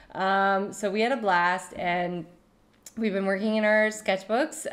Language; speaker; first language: English; native; English